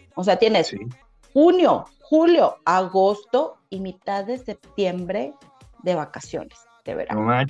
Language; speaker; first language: Spanish; native; Spanish